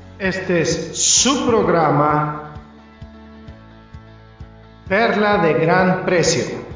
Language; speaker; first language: Spanish; native; Spanish